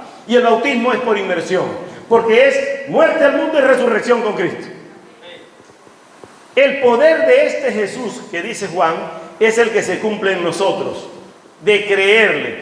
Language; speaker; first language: Spanish; native; Spanish